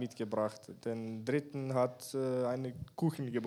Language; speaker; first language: German; non-native, fluent; Bulgarian